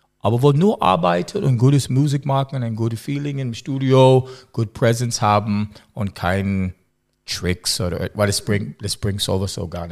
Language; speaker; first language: German; non-native, learner; English